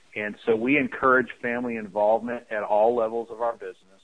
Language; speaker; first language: English; native; English